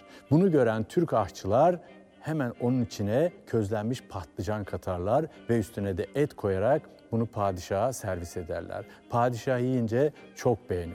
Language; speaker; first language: Turkish; native; Turkish